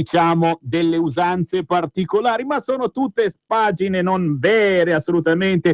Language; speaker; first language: Italian; native; Italian